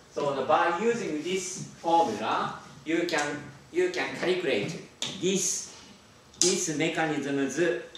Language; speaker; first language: English; non-native, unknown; Japanese